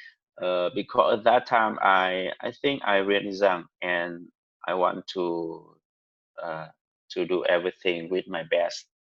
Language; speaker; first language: English; non-native, learner; Vietnamese